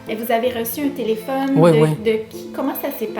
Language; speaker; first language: French; native; French